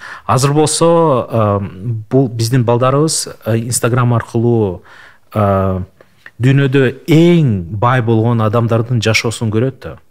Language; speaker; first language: Kyrgyz; non-native, local second language; Russian